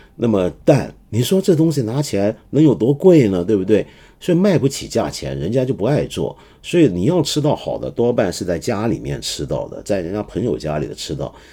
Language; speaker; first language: Chinese; non-native, local second language; Cantonese